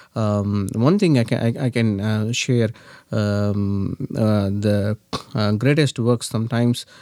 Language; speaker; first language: English; non-native, local second language; Telugu